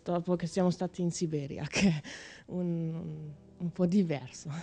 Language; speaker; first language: Italian; non-native, learner; German